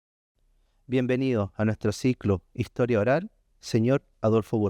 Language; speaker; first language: Spanish; native; Spanish